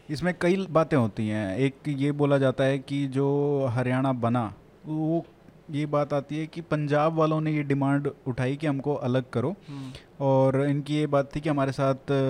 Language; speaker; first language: Hindi; native; Hindi